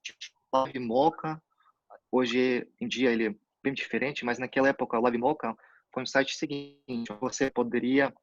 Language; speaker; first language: Portuguese; non-native, fluent; Russian